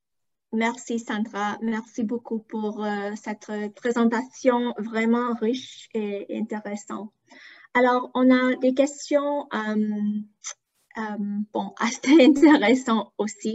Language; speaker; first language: French; non-native, fluent; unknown